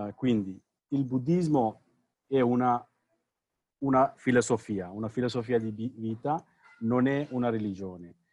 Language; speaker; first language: Italian; non-native, fluent; Sinhala